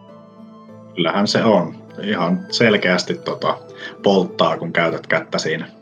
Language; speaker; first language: Finnish; native; Finnish